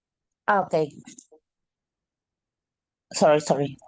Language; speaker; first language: English; non-native, learner; Spanish